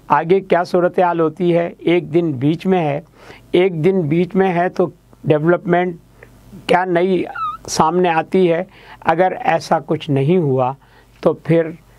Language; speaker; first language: Urdu; native; Urdu